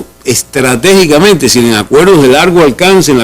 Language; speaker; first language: Spanish; native; Spanish